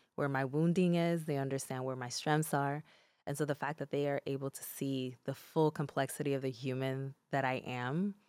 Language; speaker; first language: English; early bilingual, other home language; Spanish